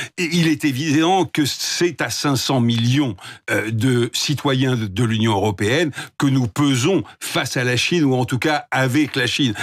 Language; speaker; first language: French; native; French